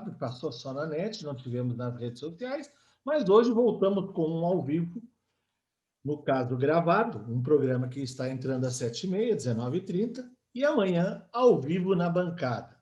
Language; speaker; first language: Portuguese; native; Portuguese